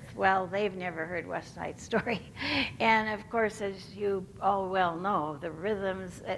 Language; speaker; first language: English; native; English